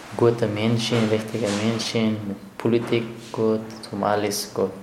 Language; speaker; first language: German; non-native, learner; Persian